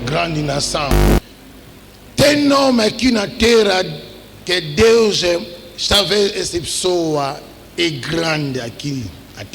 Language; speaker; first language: Portuguese; non-native, learner; Lingala